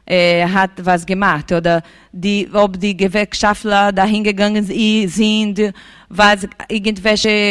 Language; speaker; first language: German; non-native, learner; Portuguese